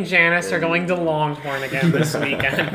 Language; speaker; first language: English; native; English